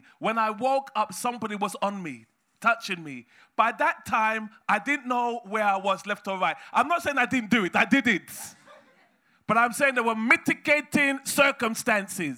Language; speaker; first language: English; native; English